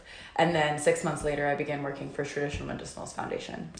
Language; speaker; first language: English; native; English